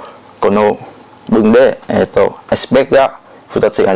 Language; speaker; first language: Japanese; non-native, learner; Thai